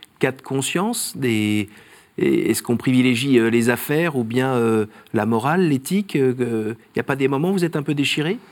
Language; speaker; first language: French; native; French